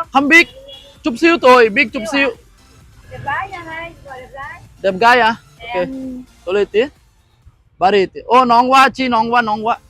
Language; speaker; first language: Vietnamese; non-native, learner; Kannada